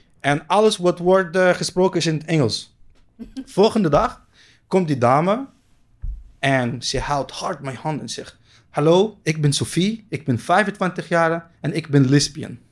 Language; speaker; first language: Dutch; non-native, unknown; Arabic